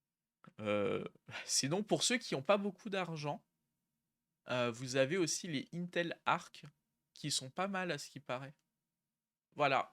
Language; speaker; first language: French; native; French